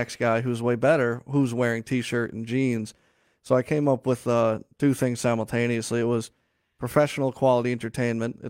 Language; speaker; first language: English; native; English